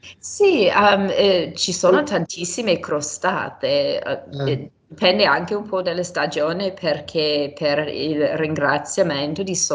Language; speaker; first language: Italian; non-native, fluent; English